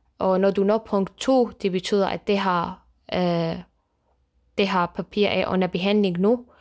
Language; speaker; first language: Danish; non-native, fluent; Kurdish